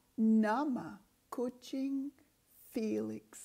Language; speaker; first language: Indonesian; non-native, fluent; English